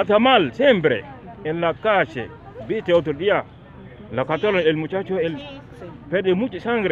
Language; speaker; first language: Spanish; non-native, learner; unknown